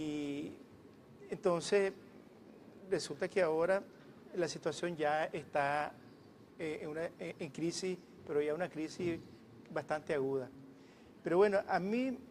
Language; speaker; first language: Spanish; native; Spanish